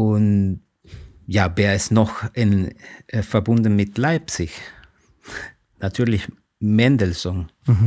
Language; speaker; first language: German; non-native, fluent; Spanish